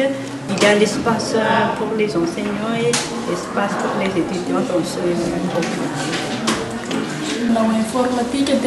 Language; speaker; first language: French; non-native, local second language; Malagasy